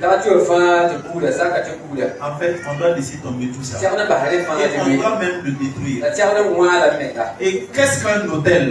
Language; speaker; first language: French; non-native, local second language; Mossi